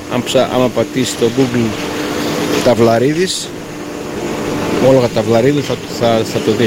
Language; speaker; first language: Greek; early bilingual, heritage; Greek